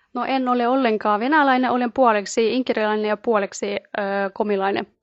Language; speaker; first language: Finnish; non-native, fluent; Russian